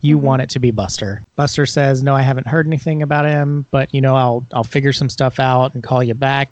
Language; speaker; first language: English; native; English